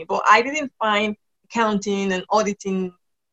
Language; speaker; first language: English; non-native, local second language; Yoruba